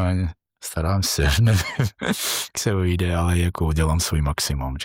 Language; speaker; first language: Czech; non-native, fluent; Georgian